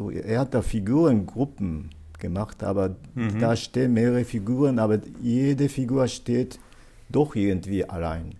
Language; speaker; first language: German; non-native, fluent; Japanese